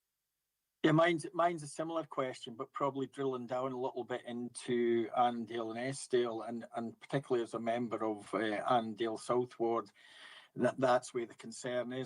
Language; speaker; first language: English; native; English